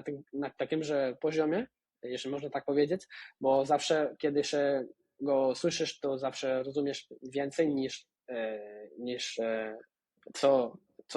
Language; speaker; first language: Polish; non-native, fluent; Spanish